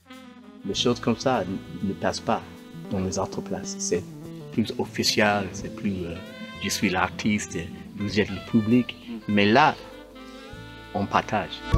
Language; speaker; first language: French; non-native, learner; English